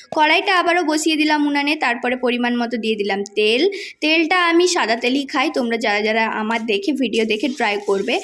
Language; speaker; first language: Bangla; non-native, local second language; Santali